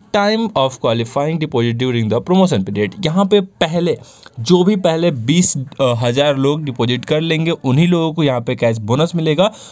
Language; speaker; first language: Hindi; native; Hindi